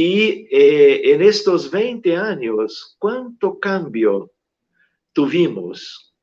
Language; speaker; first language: Spanish; non-native, fluent; Portuguese